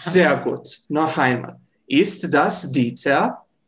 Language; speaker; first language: German; non-native, fluent; Serbian